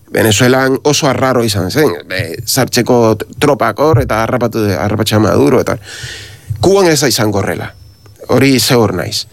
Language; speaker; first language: Basque; non-native, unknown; Spanish